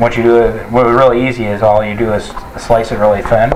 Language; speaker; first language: English; native; English